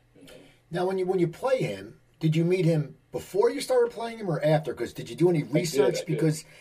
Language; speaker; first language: English; native; English